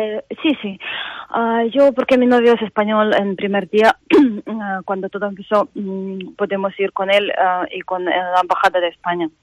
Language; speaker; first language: Spanish; non-native, fluent; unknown